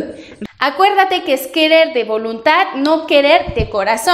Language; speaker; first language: Spanish; non-native, fluent; French